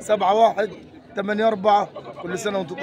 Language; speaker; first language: Arabic; native; Arabic